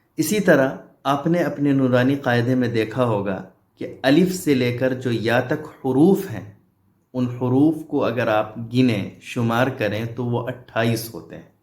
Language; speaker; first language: Urdu; native; Urdu